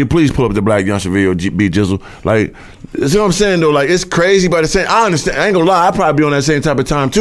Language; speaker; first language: English; native; English